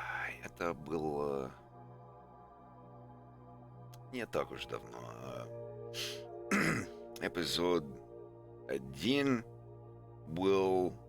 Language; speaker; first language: Russian; non-native, learner; English